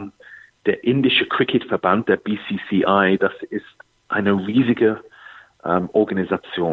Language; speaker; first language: German; non-native, fluent; English